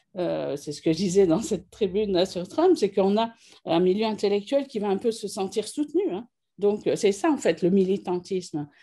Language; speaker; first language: French; native; French